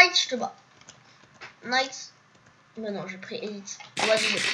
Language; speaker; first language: French; native; French